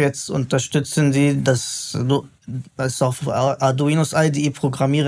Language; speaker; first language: German; non-native, fluent; Arabic